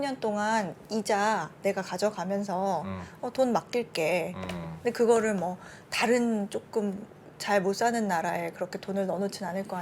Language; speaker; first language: Korean; native; Korean